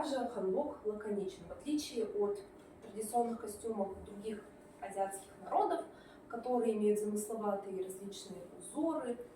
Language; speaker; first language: Russian; native; Russian